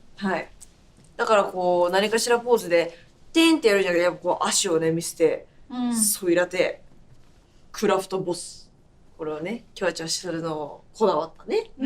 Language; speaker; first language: Japanese; native; Japanese